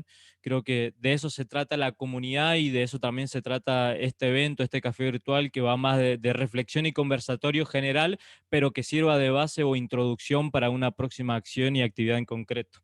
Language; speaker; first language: Spanish; native; Spanish